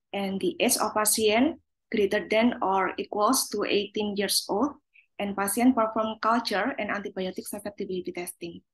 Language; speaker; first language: English; non-native, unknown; Indonesian